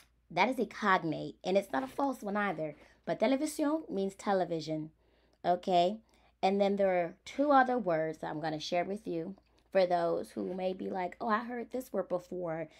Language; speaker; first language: English; early bilingual, other home language; Spanish